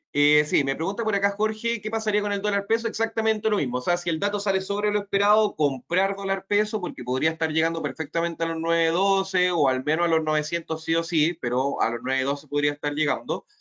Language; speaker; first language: Spanish; native; Spanish